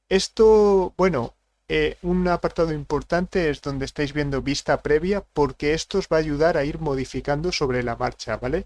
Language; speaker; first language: Spanish; native; Spanish